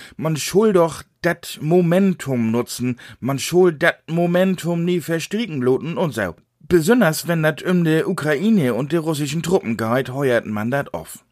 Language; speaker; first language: German; native; German